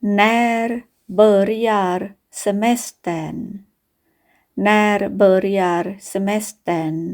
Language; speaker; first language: Swedish; non-native, fluent; Thai